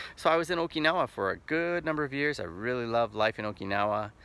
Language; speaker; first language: English; native; English